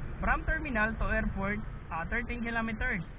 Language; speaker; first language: English; non-native, learner; Arabic